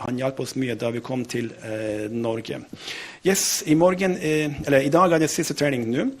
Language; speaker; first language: Norwegian; non-native, fluent; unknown